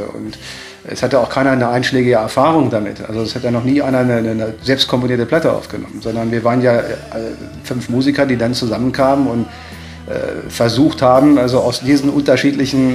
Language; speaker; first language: German; native; German